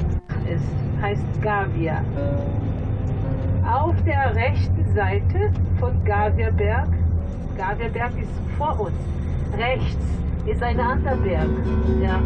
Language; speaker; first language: German; non-native, fluent; Portuguese